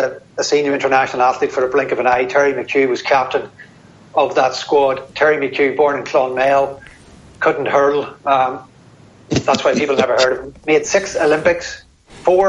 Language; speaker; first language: English; native; English